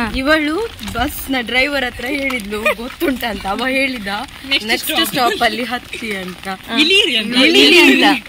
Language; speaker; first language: Kannada; non-native, local second language; Tulu